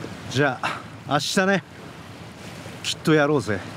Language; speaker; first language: Japanese; native; Japanese